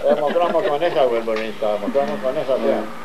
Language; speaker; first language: French; native; French